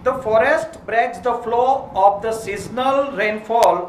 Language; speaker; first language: English; non-native, local second language; Gujarati